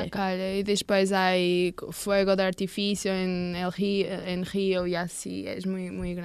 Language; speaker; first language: Spanish; non-native, learner; Portuguese